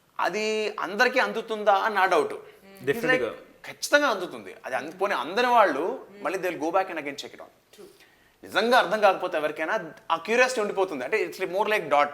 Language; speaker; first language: Telugu; native; Telugu